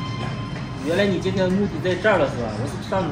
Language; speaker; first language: Chinese; native; Chinese